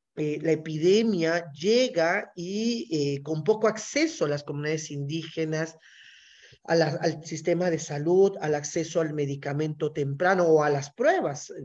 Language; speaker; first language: Spanish; non-native, local second language; Zapotec